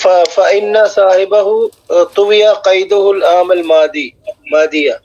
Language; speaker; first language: Arabic; non-native, learner; Urdu